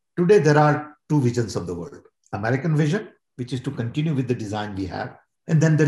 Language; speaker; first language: English; non-native, local second language; Gujarati